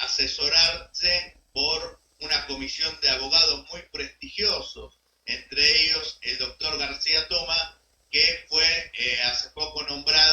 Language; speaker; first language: Spanish; native; Spanish